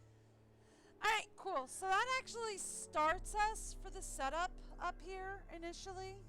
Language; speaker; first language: English; native; English